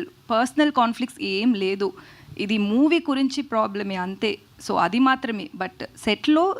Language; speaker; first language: Telugu; non-native, learner; Tamil